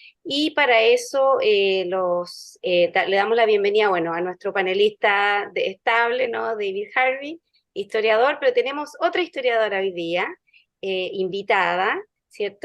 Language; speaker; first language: Spanish; native; Spanish